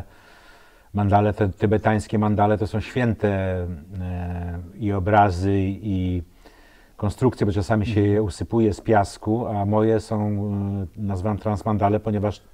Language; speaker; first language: Polish; native; Polish